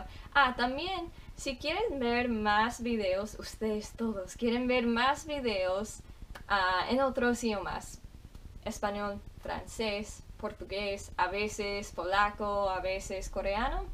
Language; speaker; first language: Spanish; non-native, fluent; English